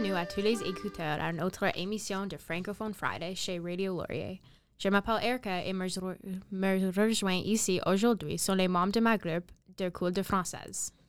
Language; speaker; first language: French; non-native, learner; English